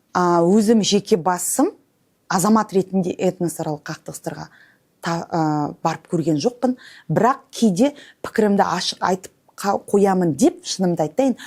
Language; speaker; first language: Kazakh; native; Kazakh